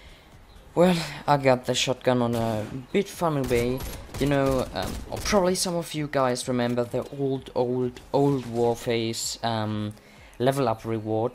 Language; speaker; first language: English; non-native, fluent; Swiss German